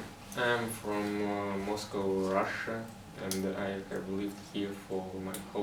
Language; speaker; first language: English; non-native, fluent; Russian